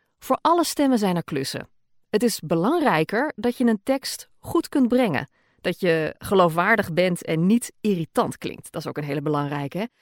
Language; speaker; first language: Dutch; native; Dutch